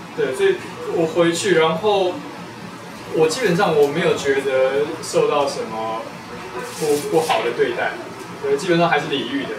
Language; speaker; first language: Chinese; native; Chinese